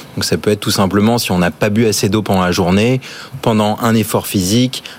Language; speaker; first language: French; early bilingual, other home language; English